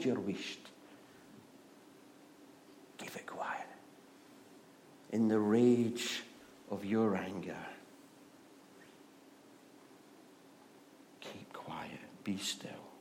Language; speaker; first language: English; native; English